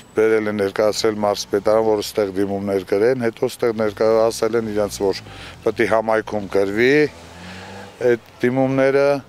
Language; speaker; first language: Armenian; native; Armenian